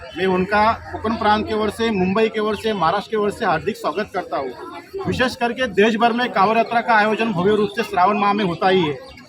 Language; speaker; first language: Hindi; non-native, local second language; Marathi